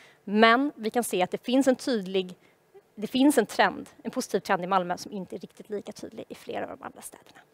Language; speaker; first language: Swedish; native; Swedish